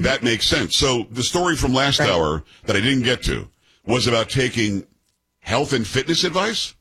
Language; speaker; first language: English; native; English